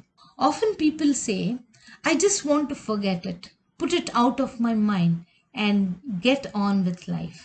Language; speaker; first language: English; non-native, local second language; Kannada